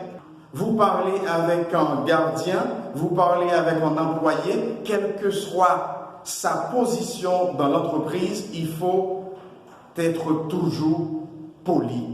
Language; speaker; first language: French; non-native, local second language; Haitian Creole